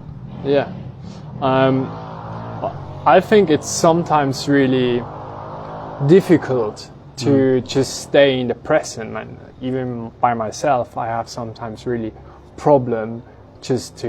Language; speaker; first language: English; non-native, fluent; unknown